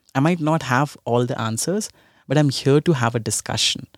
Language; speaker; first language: English; non-native, local second language; Hindi